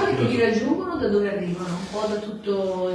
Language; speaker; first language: Italian; native; Italian